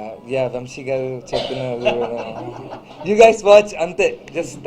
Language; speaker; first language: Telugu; non-native, learner; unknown